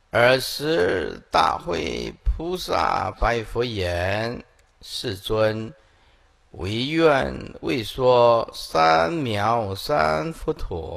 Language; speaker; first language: Chinese; native; Chinese